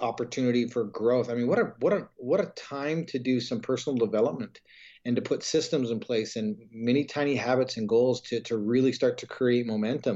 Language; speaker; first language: English; native; English